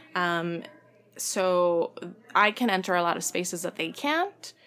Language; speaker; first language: English; early bilingual, other home language; Spanish